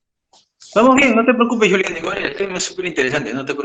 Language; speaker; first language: Spanish; native; Spanish